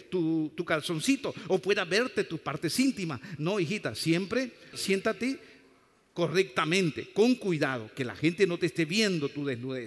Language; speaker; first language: Spanish; native; Spanish